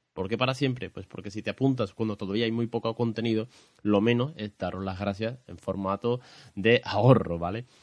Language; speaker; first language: Spanish; native; Spanish